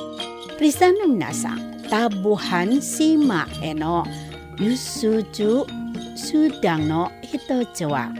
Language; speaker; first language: Japanese; non-native, fluent; Indonesian